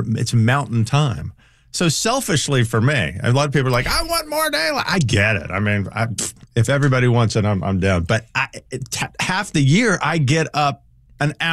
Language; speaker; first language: English; native; English